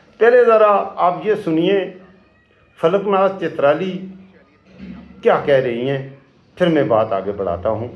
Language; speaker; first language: Urdu; non-native, local second language; Pashto